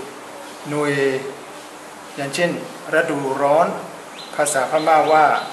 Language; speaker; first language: Thai; non-native, fluent; Burmese